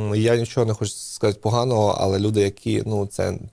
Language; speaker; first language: Ukrainian; non-native, local second language; Russian